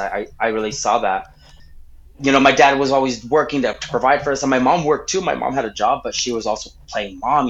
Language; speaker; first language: English; native; English